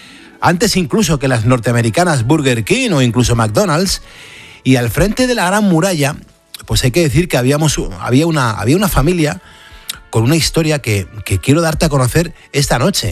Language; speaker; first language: Spanish; native; Spanish